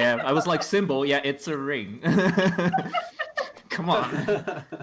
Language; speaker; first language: English; native; English